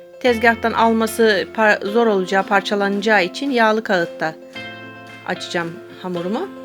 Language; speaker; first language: Turkish; native; Turkish